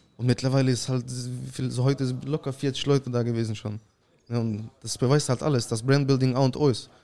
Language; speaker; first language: German; early bilingual, other home language; Russian